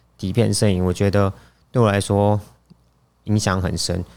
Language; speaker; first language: Chinese; native; Chinese